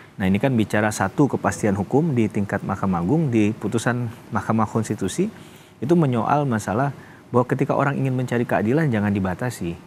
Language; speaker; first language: Indonesian; native; Indonesian